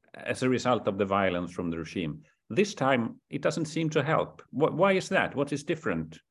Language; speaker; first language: English; non-native, fluent; Swedish